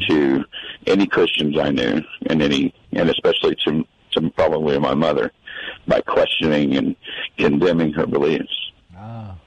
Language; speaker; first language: English; native; English